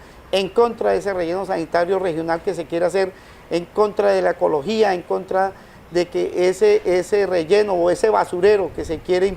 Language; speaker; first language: Spanish; native; Spanish